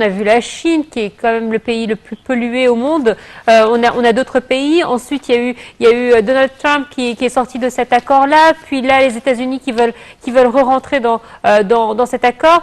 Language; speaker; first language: French; non-native, fluent; Arabic